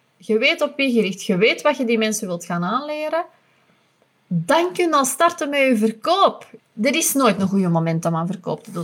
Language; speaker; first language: Dutch; native; Dutch